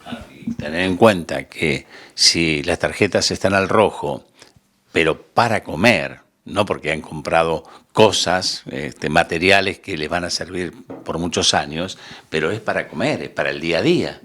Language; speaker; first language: Spanish; native; Spanish